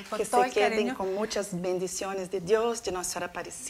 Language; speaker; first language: Spanish; non-native, learner; Portuguese